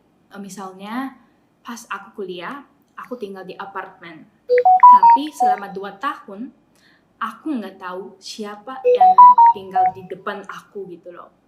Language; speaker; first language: Indonesian; non-native, fluent; Japanese